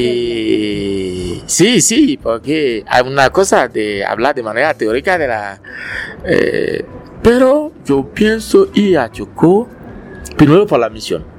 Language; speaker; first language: Spanish; non-native, learner; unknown